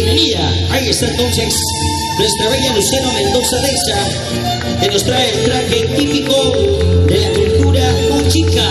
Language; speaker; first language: Spanish; native; Spanish